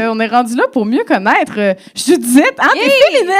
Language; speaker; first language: French; native; French